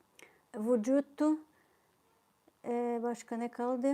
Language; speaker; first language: Turkish; non-native, fluent; Ukrainian